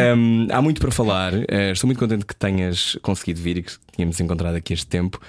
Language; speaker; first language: Portuguese; native; Portuguese